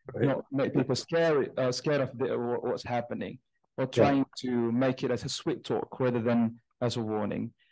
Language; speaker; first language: English; non-native, fluent; Indonesian